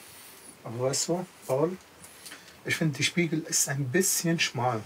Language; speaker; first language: German; non-native, fluent; Arabic